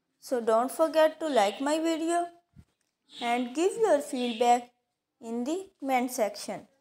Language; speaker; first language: English; non-native, local second language; Urdu